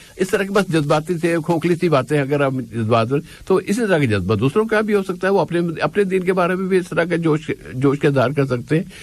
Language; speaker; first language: Urdu; native; Urdu